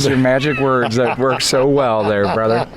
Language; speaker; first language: English; native; English